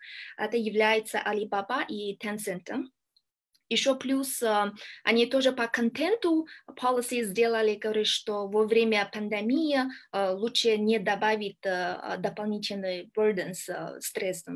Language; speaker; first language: Russian; non-native, learner; Kyrgyz